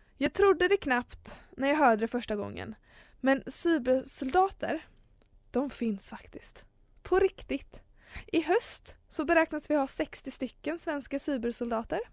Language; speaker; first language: Swedish; native; Swedish